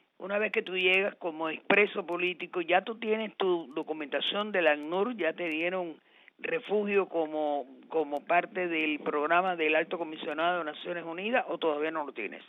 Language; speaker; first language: Spanish; native; Spanish